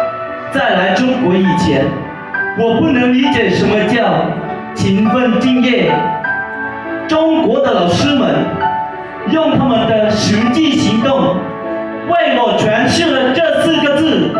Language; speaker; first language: Chinese; non-native, learner; Lao